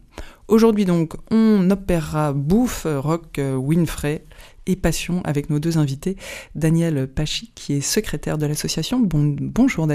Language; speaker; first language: French; native; French